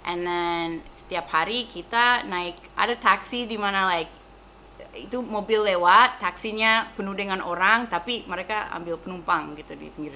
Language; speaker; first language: Indonesian; non-native, fluent; English